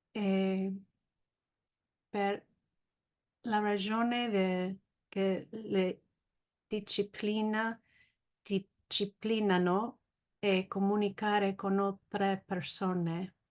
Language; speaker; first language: Italian; non-native, learner; English